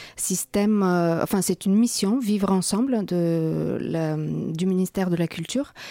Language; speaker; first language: French; non-native, fluent; Bulgarian